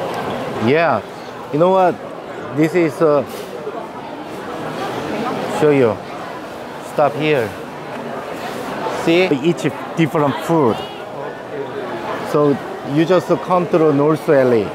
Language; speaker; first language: English; non-native, learner; Korean